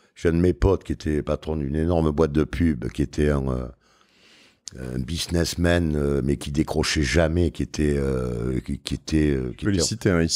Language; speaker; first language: French; native; French